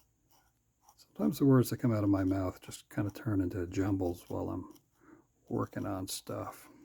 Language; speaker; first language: English; native; English